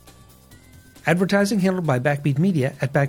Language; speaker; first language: English; native; English